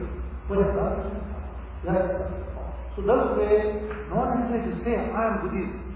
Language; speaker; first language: Russian; non-native, learner; Tibetan